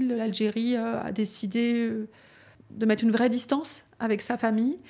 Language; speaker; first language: French; native; French